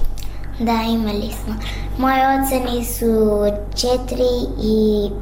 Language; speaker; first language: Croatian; non-native, learner; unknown